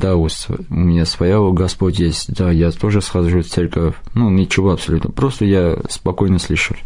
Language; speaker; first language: Russian; non-native, local second language; Armenian